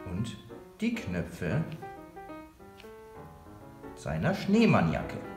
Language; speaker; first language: German; native; German